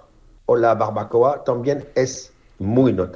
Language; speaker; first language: Spanish; non-native, fluent; French